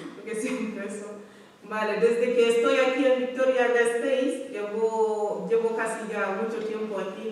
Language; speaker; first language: Spanish; non-native, learner; Fula